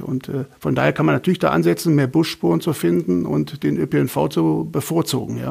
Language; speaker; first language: German; native; German